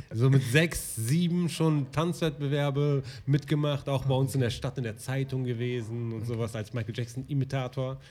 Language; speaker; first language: German; early bilingual, other home language; Arabic